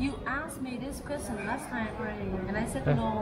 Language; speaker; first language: English; non-native, learner; Vietnamese